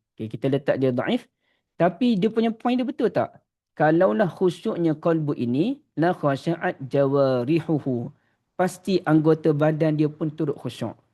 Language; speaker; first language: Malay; native; Malay